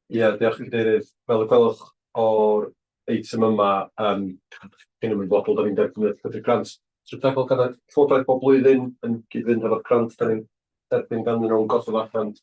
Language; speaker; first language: Welsh; native; Welsh